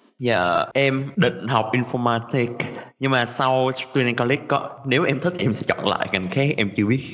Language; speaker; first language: Vietnamese; native; Vietnamese